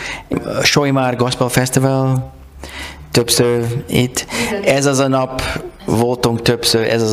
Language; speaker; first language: Hungarian; non-native, learner; English